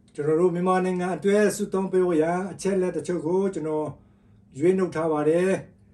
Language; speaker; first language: Burmese; non-native, local second language; Tedim Chin